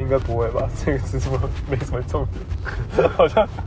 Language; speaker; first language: Chinese; native; Chinese